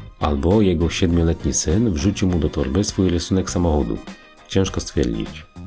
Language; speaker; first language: Polish; native; Polish